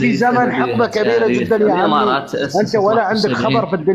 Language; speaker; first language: Arabic; native; Arabic